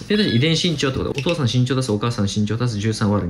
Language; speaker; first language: Japanese; native; Japanese